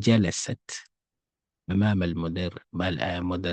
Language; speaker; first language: Arabic; non-native, fluent; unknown